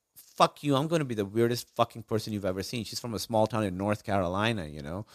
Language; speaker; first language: English; non-native, local second language; Urdu